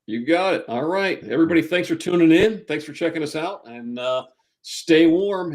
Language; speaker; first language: English; native; English